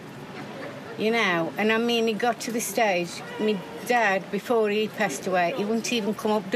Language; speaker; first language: English; non-native, local second language; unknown